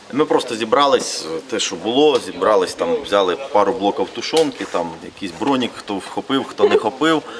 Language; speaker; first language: Ukrainian; early bilingual, heritage; Ukrainian